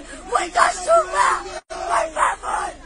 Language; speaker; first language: Portuguese; non-native, learner; Haitian Creole